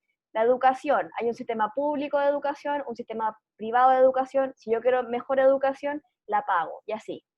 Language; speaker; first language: Spanish; native; Spanish